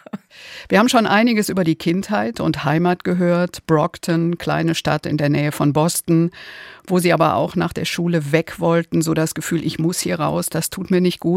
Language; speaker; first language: German; native; German